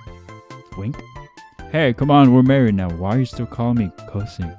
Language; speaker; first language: English; native; English